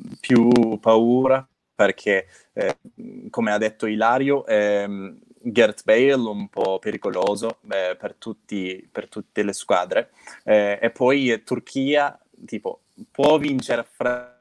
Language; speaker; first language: Italian; non-native, fluent; Turkish